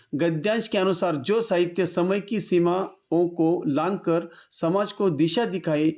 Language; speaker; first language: Hindi; non-native, local second language; Marathi